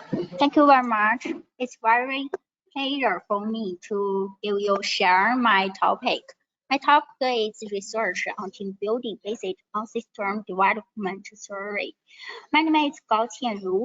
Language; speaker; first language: English; non-native, learner; Chinese